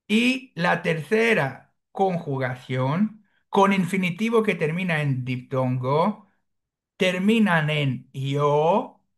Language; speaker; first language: Spanish; non-native, fluent; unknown